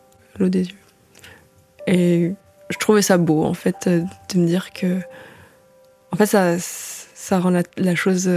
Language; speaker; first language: French; early bilingual, other home language; Indonesian